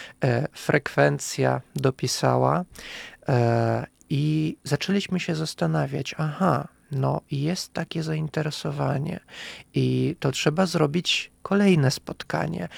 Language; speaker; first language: Polish; non-native, fluent; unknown